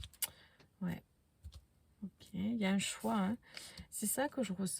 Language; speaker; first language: French; native; French